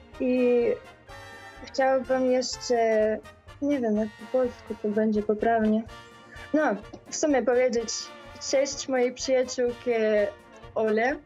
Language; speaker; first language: Polish; non-native, learner; Russian